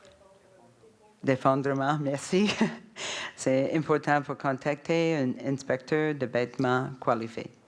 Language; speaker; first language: French; non-native, learner; English